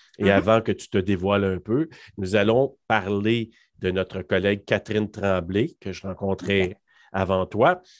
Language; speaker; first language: French; native; French